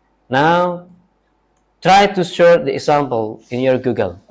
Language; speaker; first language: English; non-native, learner; Indonesian